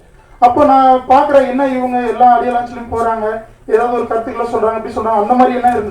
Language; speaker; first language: Tamil; native; Tamil